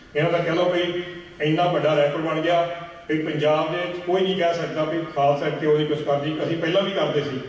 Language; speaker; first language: Punjabi; early bilingual, heritage; Punjabi